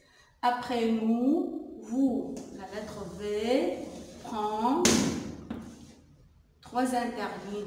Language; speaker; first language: French; non-native, local second language; Arabic